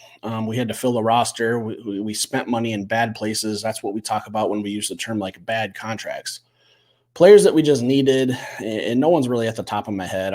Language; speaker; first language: English; native; English